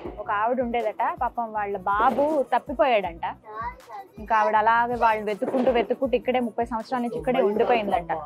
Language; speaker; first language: Telugu; native; Telugu